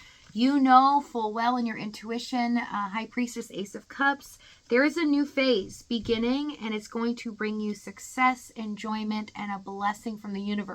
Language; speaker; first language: English; native; English